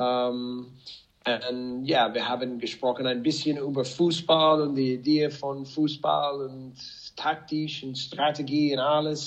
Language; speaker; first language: German; non-native, fluent; English